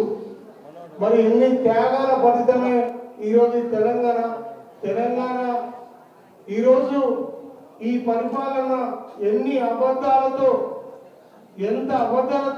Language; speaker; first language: Telugu; native; Telugu